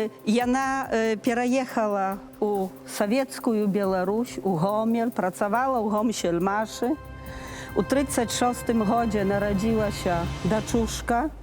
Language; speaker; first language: Polish; non-native, learner; Belarusian